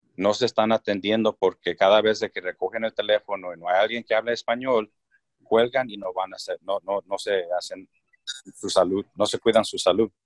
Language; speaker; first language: Spanish; early bilingual, heritage; Spanish